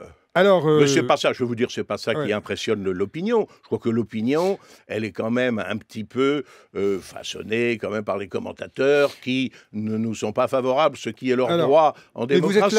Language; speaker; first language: French; native; French